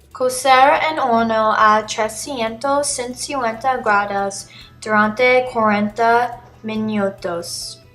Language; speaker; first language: Spanish; non-native, learner; English